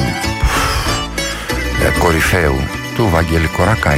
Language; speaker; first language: Greek; native; Greek